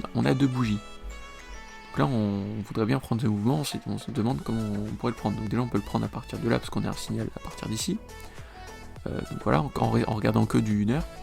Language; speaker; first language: French; native; French